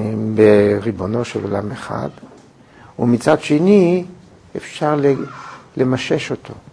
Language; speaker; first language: Hebrew; native; Hebrew